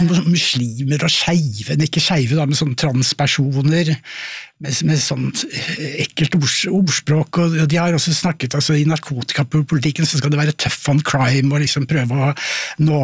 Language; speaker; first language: Norwegian; native; Norwegian